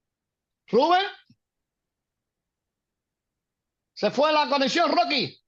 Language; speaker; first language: Spanish; native; Spanish